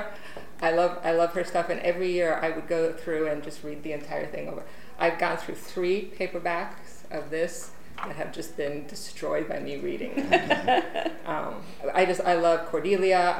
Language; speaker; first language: English; non-native, fluent; Romanian